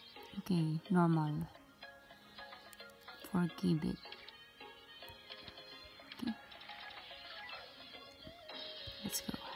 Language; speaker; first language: English; non-native, local second language; Cebuano